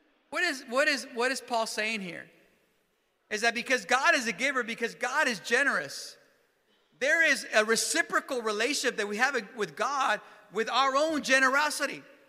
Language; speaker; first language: English; early bilingual, other home language; Spanish